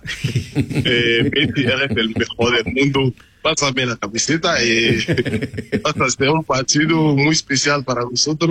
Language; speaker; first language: Spanish; non-native, learner; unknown